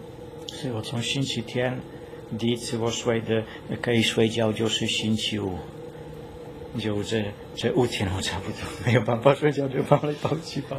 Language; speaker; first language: Chinese; non-native, learner; Polish